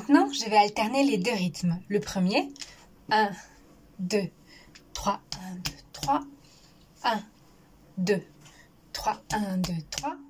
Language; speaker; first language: French; native; French